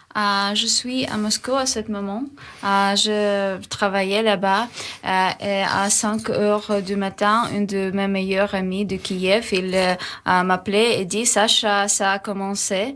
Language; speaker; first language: French; non-native, learner; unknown